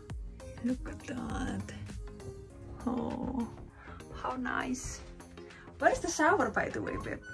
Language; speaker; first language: English; non-native, fluent; Indonesian